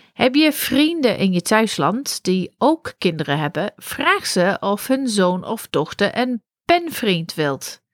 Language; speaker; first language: Dutch; non-native, fluent; English